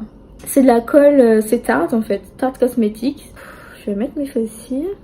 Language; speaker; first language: French; native; French